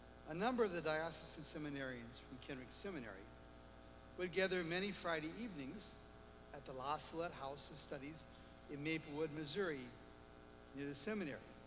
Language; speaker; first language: English; native; English